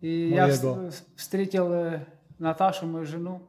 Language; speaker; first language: Polish; non-native, learner; Russian